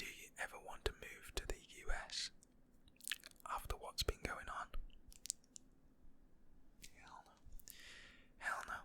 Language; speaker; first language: English; native; English